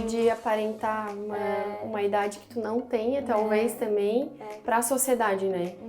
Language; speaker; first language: Portuguese; native; Portuguese